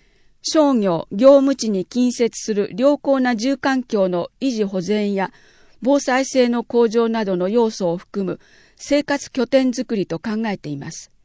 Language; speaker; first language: Japanese; native; Japanese